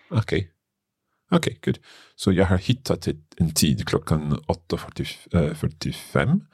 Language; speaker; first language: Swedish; non-native, learner; English